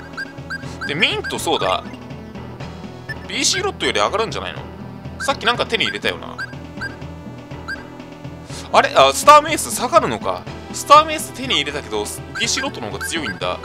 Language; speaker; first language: Japanese; native; Japanese